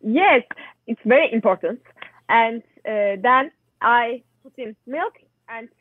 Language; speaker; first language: English; non-native, learner; Turkish